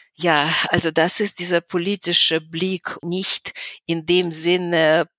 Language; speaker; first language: German; non-native, fluent; Russian